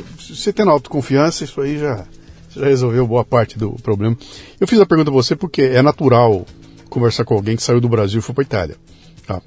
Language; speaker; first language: Portuguese; native; Portuguese